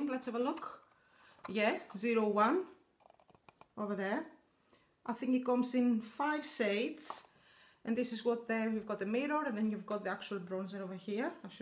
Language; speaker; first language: English; non-native, fluent; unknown